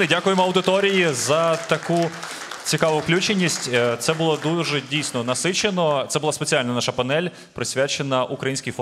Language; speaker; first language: Ukrainian; native; Ukrainian